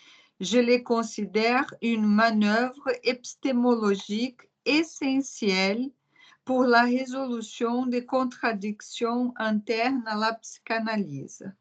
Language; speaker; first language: French; non-native, fluent; Portuguese